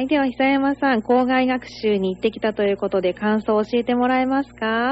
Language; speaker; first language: Japanese; native; Japanese